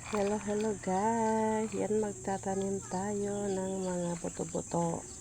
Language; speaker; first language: Filipino; non-native, local second language; Iloko